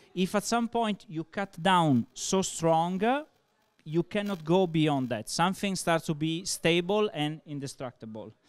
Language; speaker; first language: English; non-native, fluent; Italian